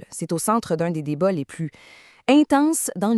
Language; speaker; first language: French; native; French